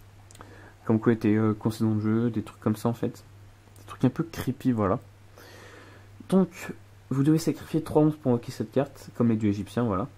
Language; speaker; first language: French; native; French